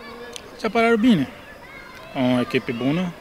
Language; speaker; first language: Romanian; non-native, learner; Portuguese